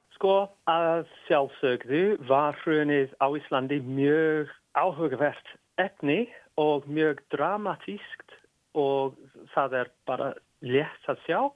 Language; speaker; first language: Icelandic; non-native, fluent; English